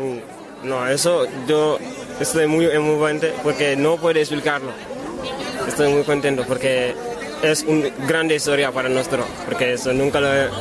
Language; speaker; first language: Spanish; non-native, learner; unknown